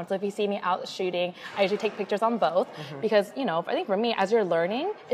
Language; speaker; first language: English; native; English